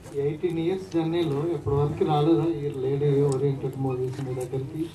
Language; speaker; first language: Telugu; native; Telugu